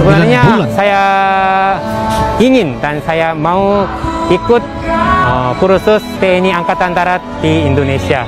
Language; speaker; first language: Indonesian; non-native, fluent; Korean